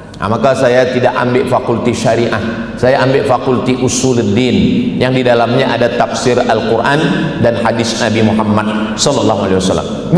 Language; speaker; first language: Malay; native; Malay